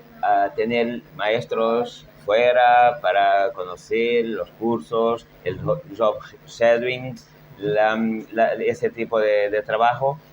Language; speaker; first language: Spanish; non-native, fluent; Portuguese